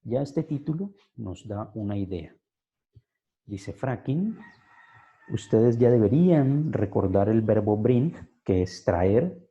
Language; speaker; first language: Spanish; native; Spanish